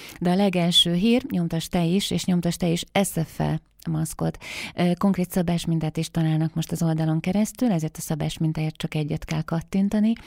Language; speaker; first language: Hungarian; native; Hungarian